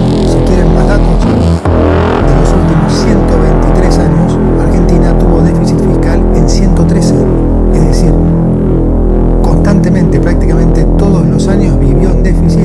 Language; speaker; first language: Spanish; native; Spanish